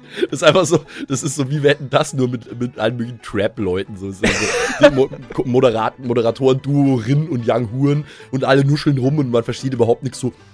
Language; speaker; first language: German; native; German